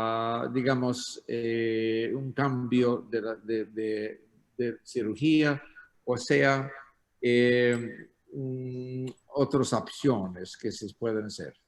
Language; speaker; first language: Spanish; non-native, learner; English